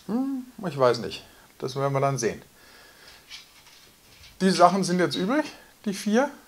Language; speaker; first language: German; native; German